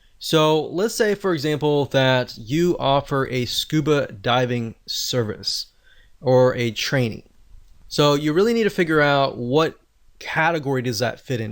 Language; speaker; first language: English; native; English